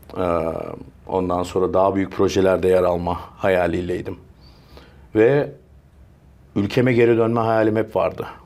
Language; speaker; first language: Turkish; early bilingual, heritage; Turkish